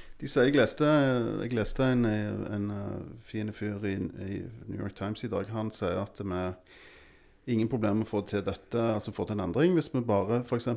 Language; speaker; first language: Norwegian; native; Norwegian